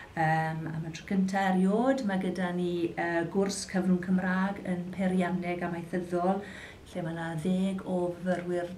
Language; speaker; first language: Welsh; native; Welsh